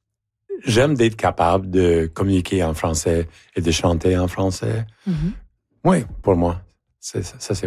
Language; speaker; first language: French; native; French